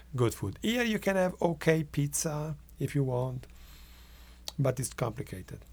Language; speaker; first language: English; non-native, fluent; Italian